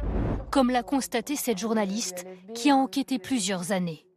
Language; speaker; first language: French; native; French